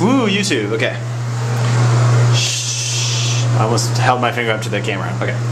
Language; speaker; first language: English; native; English